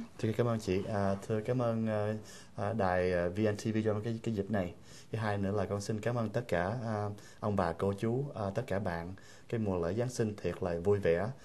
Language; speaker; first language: Vietnamese; early bilingual, heritage; Vietnamese